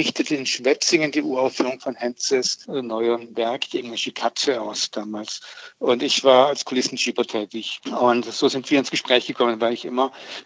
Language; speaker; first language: German; native; German